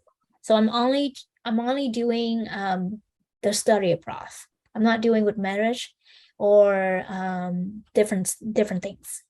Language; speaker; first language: English; non-native, fluent; Vietnamese